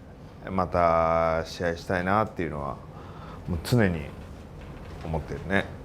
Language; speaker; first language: Japanese; native; Japanese